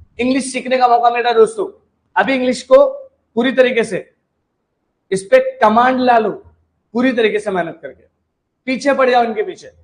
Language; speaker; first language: Hindi; non-native, local second language; Marathi